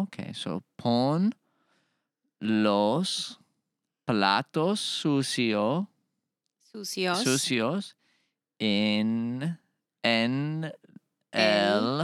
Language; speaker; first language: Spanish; non-native, learner; English